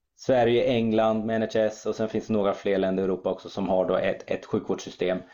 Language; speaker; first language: Swedish; early bilingual, other home language; German